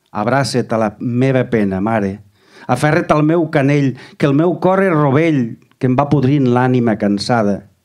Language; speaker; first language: Catalan; native; Catalan